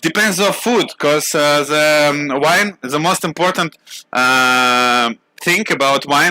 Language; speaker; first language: English; non-native, learner; Russian